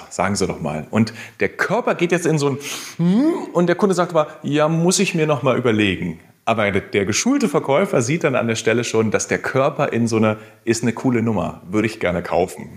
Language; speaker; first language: German; native; German